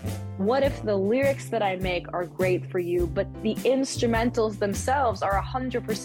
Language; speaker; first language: English; native; English